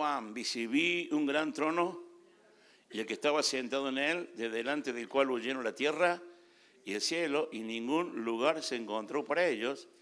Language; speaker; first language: Spanish; native; Spanish